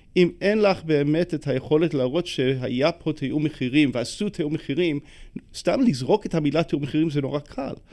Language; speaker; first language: Hebrew; non-native, fluent; English